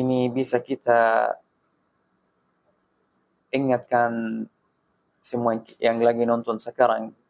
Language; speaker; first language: Indonesian; non-native, fluent; Arabic